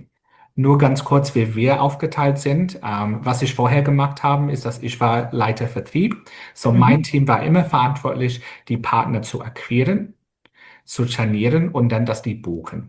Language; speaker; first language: German; non-native, fluent; English